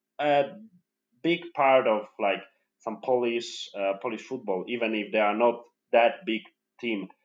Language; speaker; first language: English; non-native, fluent; Polish